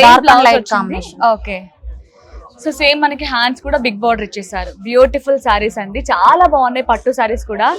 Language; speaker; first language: Telugu; native; Telugu